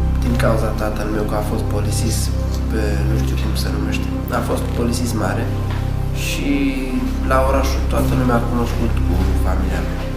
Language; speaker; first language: Romanian; non-native, learner; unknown